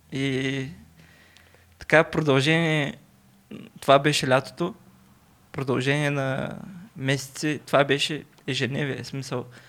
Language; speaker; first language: Bulgarian; non-native, local second language; Turkish